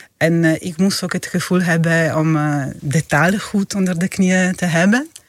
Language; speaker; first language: Dutch; non-native, fluent; Italian